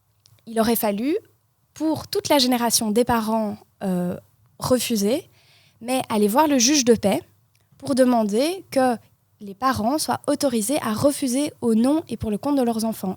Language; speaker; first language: French; native; French